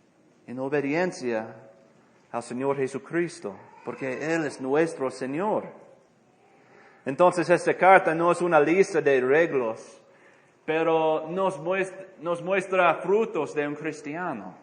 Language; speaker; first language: Spanish; non-native, fluent; English